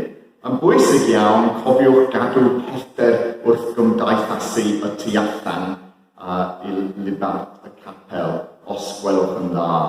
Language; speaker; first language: Welsh; non-native, fluent; English